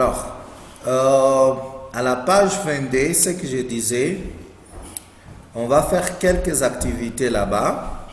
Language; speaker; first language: French; non-native, fluent; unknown